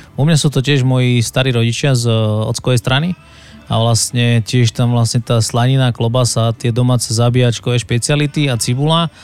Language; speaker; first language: Slovak; native; Slovak